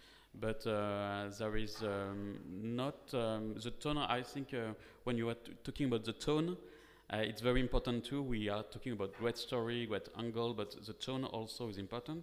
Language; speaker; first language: English; non-native, fluent; French